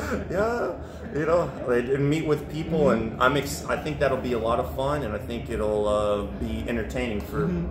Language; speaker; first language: English; native; English